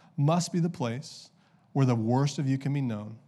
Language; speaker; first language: English; native; English